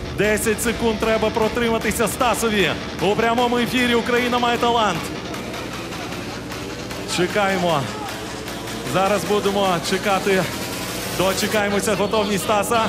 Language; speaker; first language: Ukrainian; native; Ukrainian